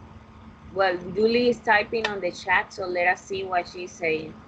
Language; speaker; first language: English; non-native, fluent; Spanish